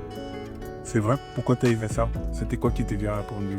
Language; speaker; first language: French; native; French